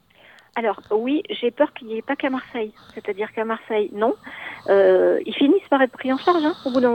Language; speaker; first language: French; native; French